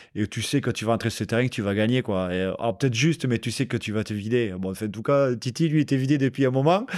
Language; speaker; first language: French; native; French